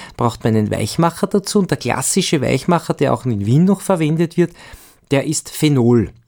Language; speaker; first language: German; native; German